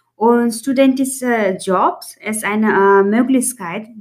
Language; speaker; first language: German; non-native, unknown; Nepali